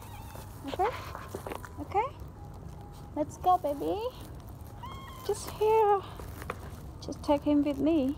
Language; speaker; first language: English; non-native, learner; Khmer